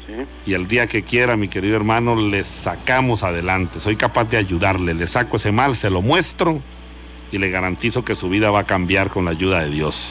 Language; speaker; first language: Spanish; native; Spanish